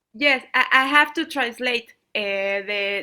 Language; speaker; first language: English; non-native, learner; Spanish